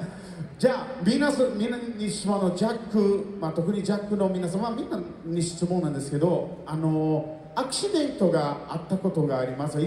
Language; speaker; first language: Japanese; non-native, fluent; Portuguese